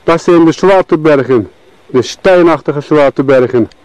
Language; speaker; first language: Dutch; non-native, learner; Turkish